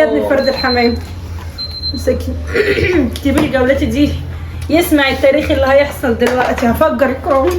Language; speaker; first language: Arabic; native; Arabic